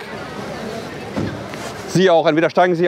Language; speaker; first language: German; native; German